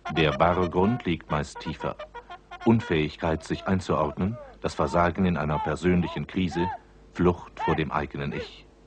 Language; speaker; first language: German; native; German